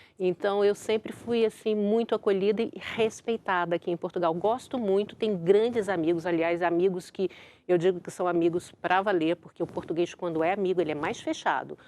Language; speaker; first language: Portuguese; native; Portuguese